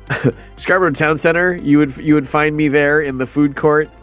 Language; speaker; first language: English; native; English